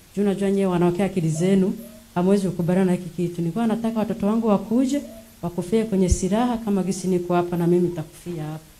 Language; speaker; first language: Swahili; non-native, local second language; Rundi